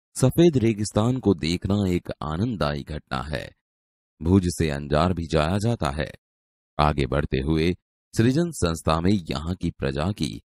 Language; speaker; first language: Hindi; non-native, local second language; Gujarati